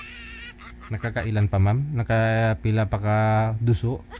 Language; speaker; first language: Filipino; native; Filipino